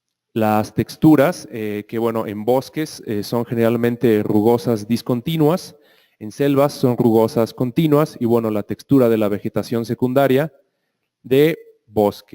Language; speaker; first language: Spanish; native; Spanish